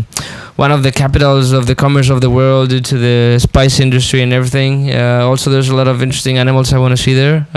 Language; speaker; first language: English; non-native, fluent; Spanish